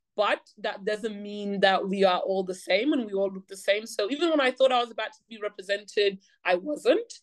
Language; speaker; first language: English; native; English